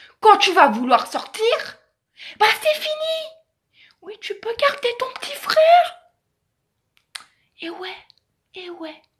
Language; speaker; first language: French; native; French